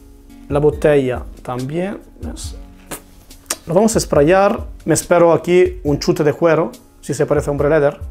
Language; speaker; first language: Spanish; non-native, fluent; Italian